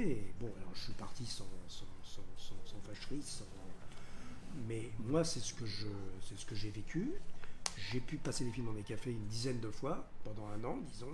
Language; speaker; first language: French; native; French